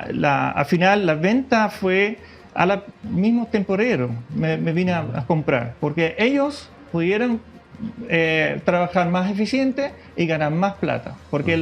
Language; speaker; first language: Spanish; non-native, fluent; Dutch